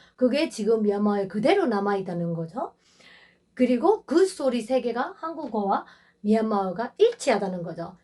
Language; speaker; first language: Korean; non-native, fluent; Burmese